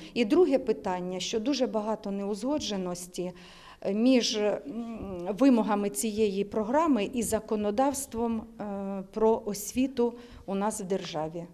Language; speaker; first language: Ukrainian; native; Ukrainian